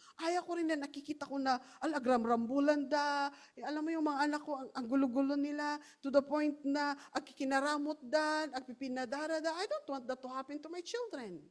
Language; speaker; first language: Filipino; non-native, local second language; Iloko